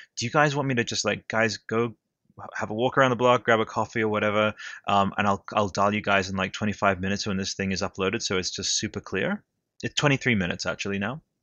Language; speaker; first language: English; early bilingual, other home language; Italian